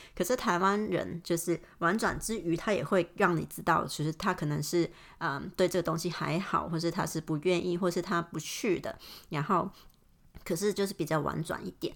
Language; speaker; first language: Chinese; non-native, local second language; Cantonese